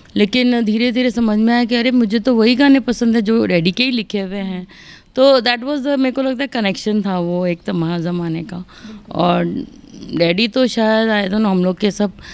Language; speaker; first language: Hindi; native; Hindi